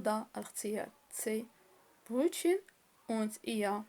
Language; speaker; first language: German; non-native, learner; Arabic